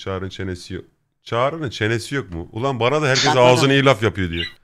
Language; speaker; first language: Turkish; native; Turkish